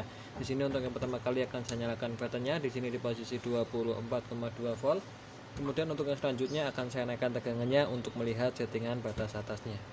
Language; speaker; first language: Indonesian; native; Indonesian